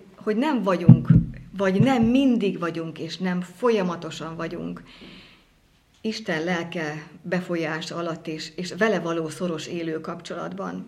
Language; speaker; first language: Hungarian; native; Hungarian